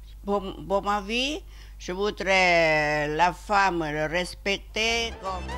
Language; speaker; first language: French; non-native, learner; Lao